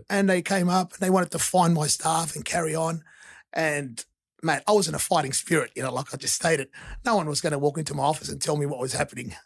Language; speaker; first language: English; early bilingual, other home language; Arabic